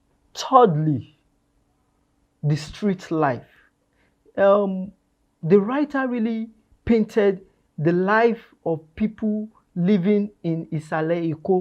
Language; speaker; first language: English; non-native, local second language; Yoruba